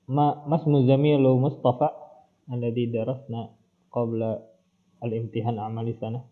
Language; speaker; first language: Arabic; non-native, fluent; Indonesian